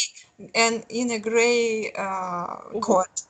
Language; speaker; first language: English; non-native, learner; Russian